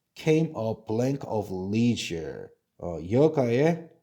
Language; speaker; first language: English; non-native, fluent; Korean